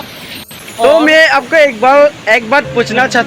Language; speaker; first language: Hindi; non-native, local second language; Karbi